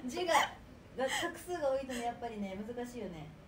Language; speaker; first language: Japanese; native; Japanese